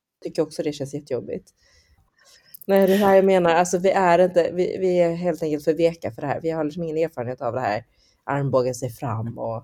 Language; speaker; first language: Swedish; early bilingual, other home language; Chinese